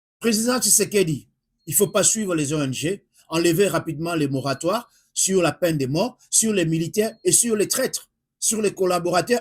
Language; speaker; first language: French; non-native, local second language; Lingala